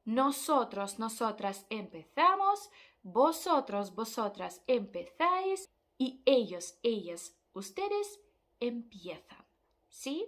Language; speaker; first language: Spanish; non-native, fluent; Ukrainian